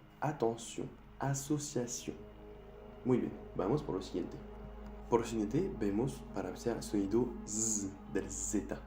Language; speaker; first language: Spanish; non-native, fluent; French